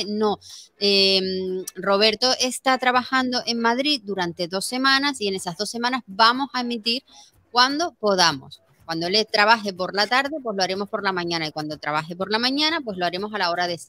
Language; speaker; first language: Spanish; native; Spanish